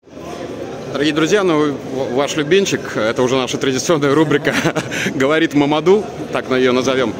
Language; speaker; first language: Russian; native; Russian